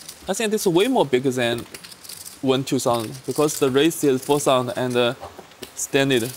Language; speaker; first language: English; non-native, learner; Chinese